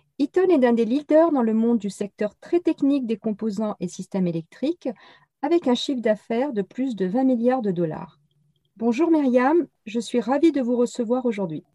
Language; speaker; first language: French; native; French